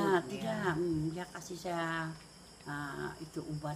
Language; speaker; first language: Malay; non-native, local second language; Central Dusun